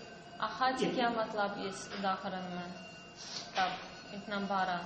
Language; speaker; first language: Hindi; non-native, learner; Russian